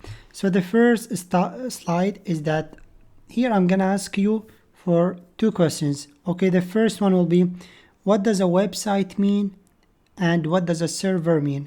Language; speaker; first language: English; non-native, fluent; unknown